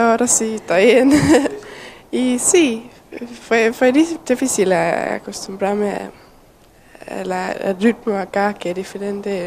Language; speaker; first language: Spanish; non-native, learner; Danish